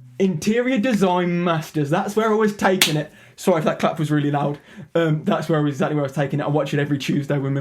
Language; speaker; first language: English; native; English